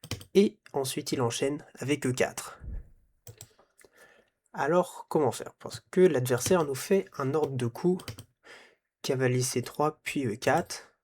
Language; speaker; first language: French; native; French